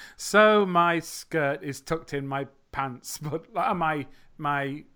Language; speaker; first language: English; native; English